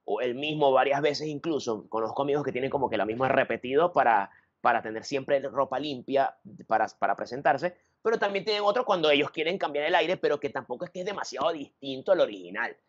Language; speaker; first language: Spanish; native; Spanish